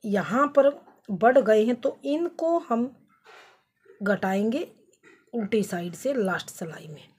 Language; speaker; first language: Hindi; native; Hindi